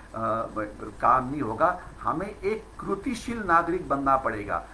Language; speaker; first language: Hindi; non-native, local second language; Marathi